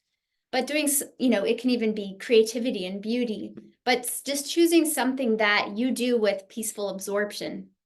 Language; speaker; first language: English; native; English